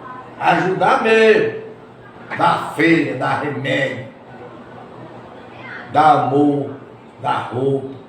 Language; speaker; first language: Portuguese; native; Portuguese